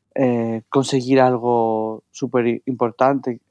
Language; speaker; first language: Spanish; non-native, fluent; Greek